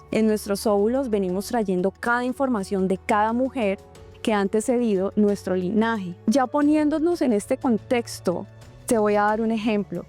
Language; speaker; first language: Spanish; native; Spanish